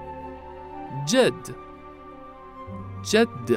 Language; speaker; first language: Arabic; non-native, fluent; Persian